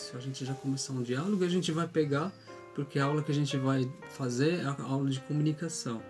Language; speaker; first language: Portuguese; non-native, fluent; Arabic